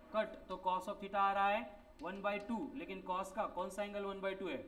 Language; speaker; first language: Hindi; non-native, local second language; Marathi